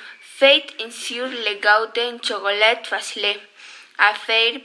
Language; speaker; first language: French; non-native, learner; Spanish